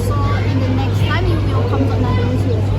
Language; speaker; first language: English; non-native, learner; Indonesian